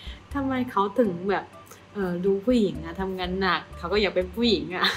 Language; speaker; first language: Thai; non-native, fluent; Chinese